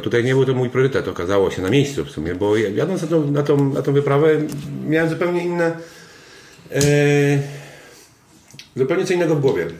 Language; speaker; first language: Polish; native; Polish